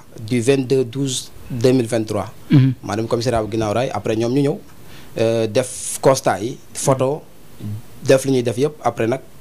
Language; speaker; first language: Wolof; native; Wolof